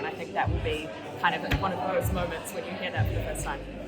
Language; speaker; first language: English; native; English